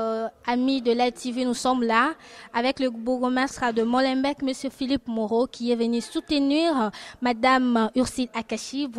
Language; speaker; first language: French; non-native, local second language; Lingala